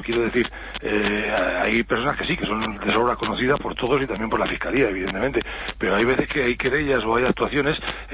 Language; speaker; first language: Spanish; native; Spanish